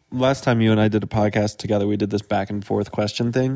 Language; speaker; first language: English; native; English